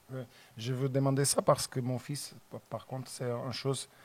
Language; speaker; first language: French; non-native, learner; Portuguese